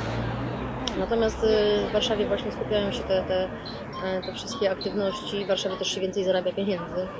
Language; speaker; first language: Polish; native; Polish